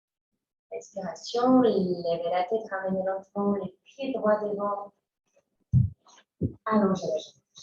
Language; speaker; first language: French; native; French